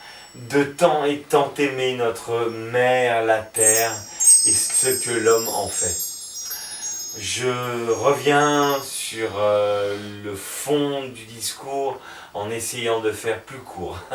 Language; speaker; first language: French; native; French